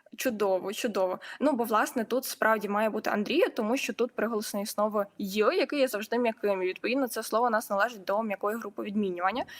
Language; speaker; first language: Ukrainian; native; Ukrainian